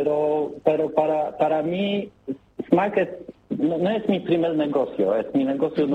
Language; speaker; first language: Spanish; non-native, learner; Polish